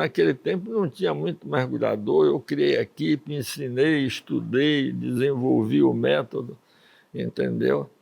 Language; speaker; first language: Portuguese; early bilingual, other home language; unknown